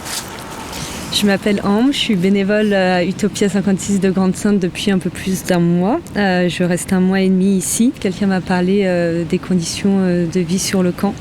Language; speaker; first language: French; native; French